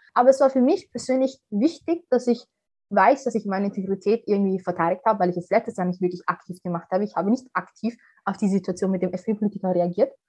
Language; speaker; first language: German; early bilingual, other home language; Somali